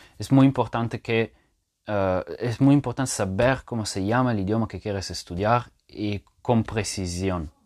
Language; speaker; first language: Spanish; non-native, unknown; French